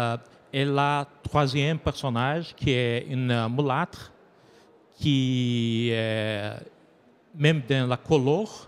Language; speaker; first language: French; non-native, learner; Portuguese